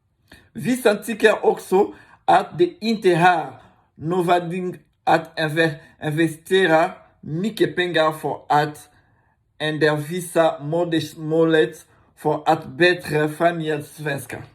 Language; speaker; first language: Swedish; non-native, learner; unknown